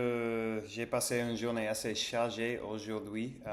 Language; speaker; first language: French; non-native, learner; English